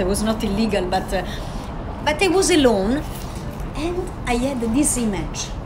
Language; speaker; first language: English; non-native, fluent; Italian